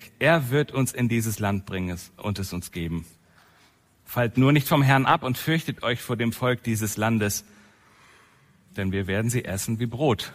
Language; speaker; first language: German; native; German